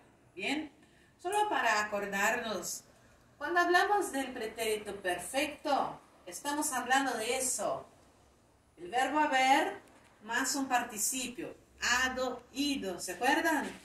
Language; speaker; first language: Spanish; non-native, fluent; Portuguese